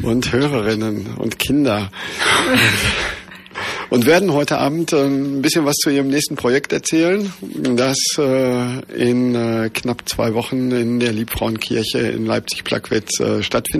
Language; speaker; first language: German; native; German